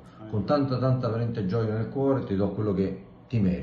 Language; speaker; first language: Italian; native; Italian